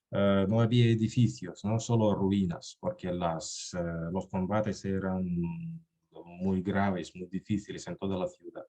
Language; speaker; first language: Spanish; non-native, fluent; Russian